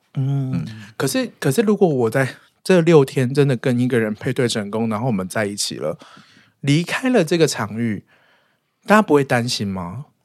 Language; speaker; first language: Chinese; native; Chinese